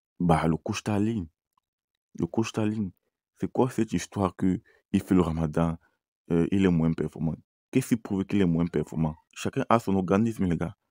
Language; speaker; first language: French; native; French